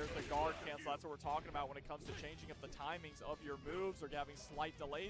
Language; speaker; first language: English; native; English